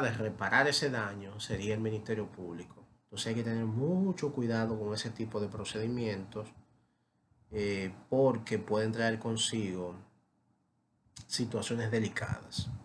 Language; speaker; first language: Spanish; native; Spanish